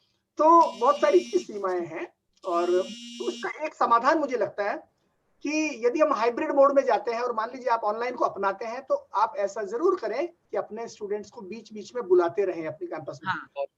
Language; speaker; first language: Hindi; native; Hindi